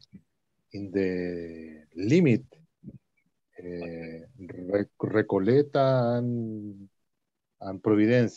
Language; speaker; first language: English; non-native, learner; Spanish